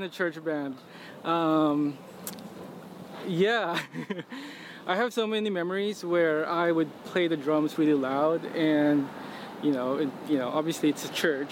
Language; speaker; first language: English; non-native, local second language; Filipino